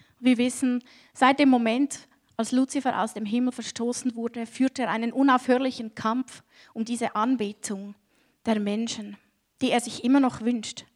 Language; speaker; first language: German; native; German